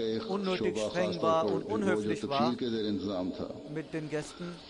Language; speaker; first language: German; non-native, fluent; Urdu